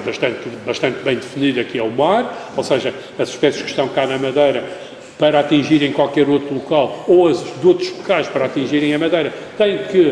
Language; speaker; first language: Portuguese; native; Portuguese